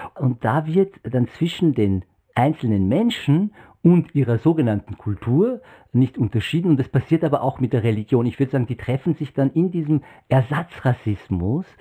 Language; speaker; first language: German; non-native, fluent; Persian